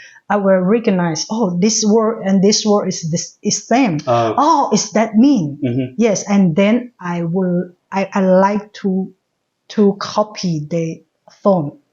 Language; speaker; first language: English; non-native, learner; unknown